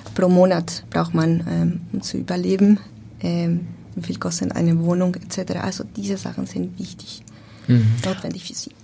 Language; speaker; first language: German; non-native, learner; Spanish